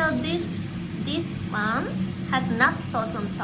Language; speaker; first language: English; non-native, fluent; Japanese